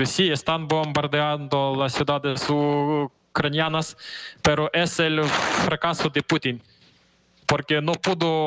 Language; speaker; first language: Spanish; non-native, fluent; Ukrainian